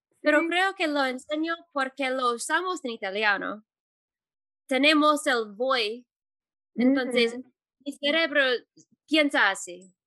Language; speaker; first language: Spanish; non-native, fluent; English